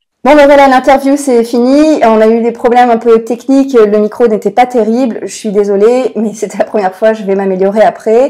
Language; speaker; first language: French; native; French